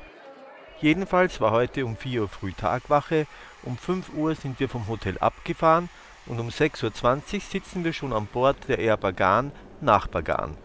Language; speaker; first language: German; native; German